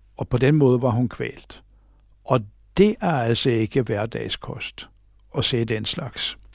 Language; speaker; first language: Danish; native; Danish